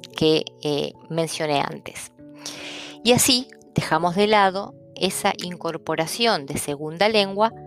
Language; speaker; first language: Spanish; early bilingual, other home language; Italian